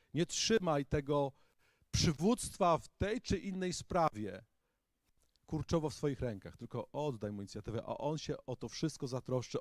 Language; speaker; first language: Polish; native; Polish